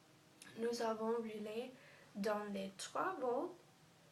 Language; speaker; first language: French; non-native, learner; English